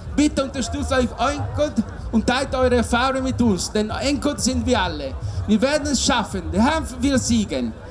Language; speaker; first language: German; non-native, learner; Italian